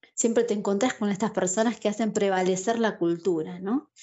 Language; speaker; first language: Spanish; native; Spanish